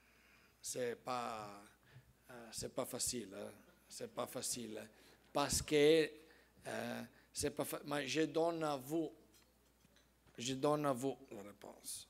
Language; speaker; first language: French; non-native, fluent; Italian